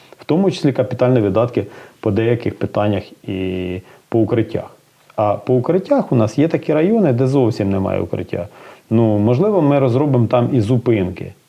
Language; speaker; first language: Ukrainian; native; Ukrainian